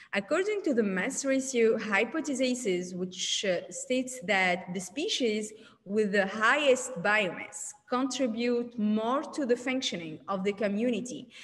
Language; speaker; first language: English; non-native, learner; Arabic